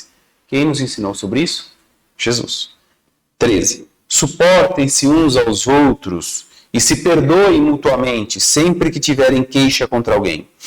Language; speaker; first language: Portuguese; native; Portuguese